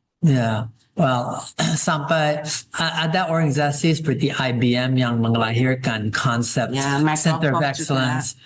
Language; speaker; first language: Indonesian; non-native, fluent; English